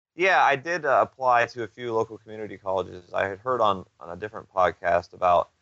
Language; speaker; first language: English; native; English